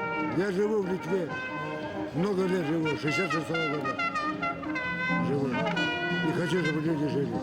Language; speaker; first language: Russian; non-native, local second language; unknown